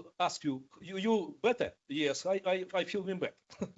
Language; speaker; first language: English; non-native, learner; Ukrainian